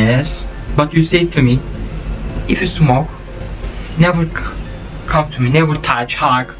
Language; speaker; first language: English; non-native, learner; Turkish